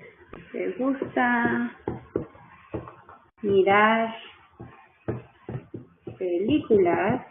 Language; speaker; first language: Spanish; non-native, fluent; English